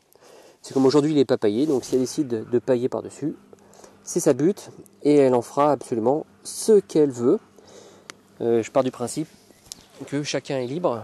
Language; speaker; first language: French; native; French